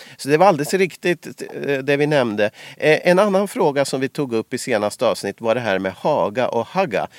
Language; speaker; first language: Swedish; native; Swedish